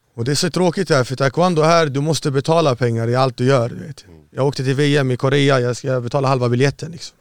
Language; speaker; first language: Swedish; early bilingual, other home language; Arabic